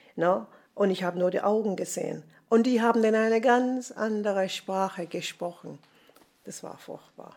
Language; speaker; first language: German; non-native, fluent; English